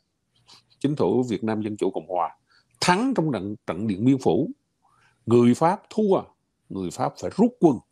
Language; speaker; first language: Vietnamese; native; Vietnamese